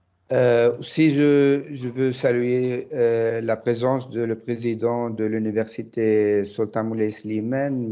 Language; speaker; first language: French; non-native, learner; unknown